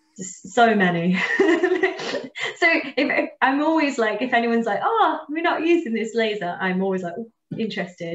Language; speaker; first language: English; native; English